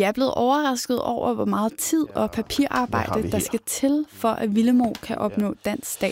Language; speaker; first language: Danish; native; Danish